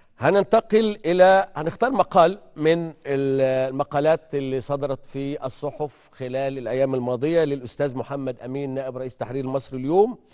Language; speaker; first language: Egyptian Arabic; native; Egyptian Arabic